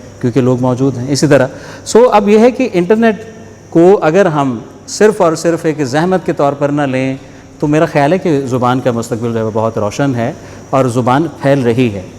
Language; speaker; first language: Urdu; non-native, local second language; Punjabi